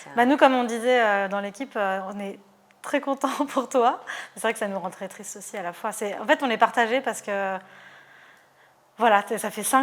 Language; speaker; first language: French; native; French